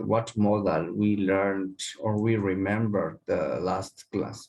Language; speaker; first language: English; non-native, learner; Spanish